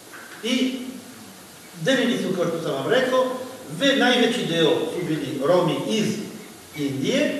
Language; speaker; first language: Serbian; non-native, fluent; French